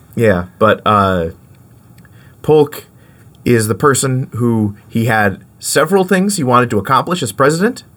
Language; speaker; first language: English; native; English